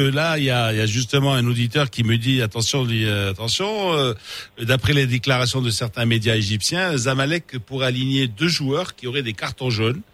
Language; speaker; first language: French; non-native, local second language; Arabic